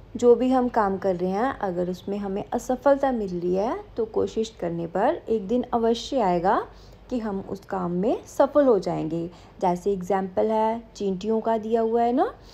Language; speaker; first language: Hindi; non-native, local second language; Punjabi